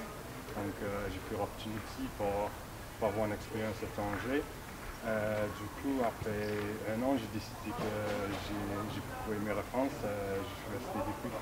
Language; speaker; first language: French; non-native, fluent; English